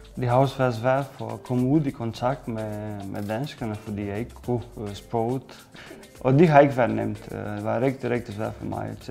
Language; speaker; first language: Danish; non-native, fluent; Romanian